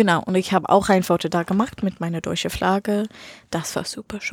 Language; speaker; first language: German; non-native, learner; English